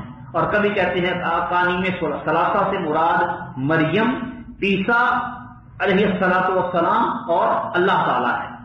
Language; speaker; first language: Urdu; native; Urdu